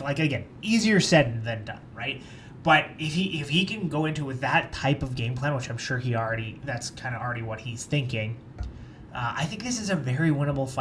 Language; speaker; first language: English; native; English